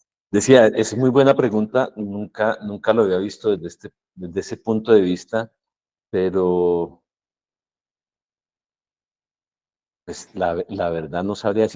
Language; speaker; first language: Spanish; native; Spanish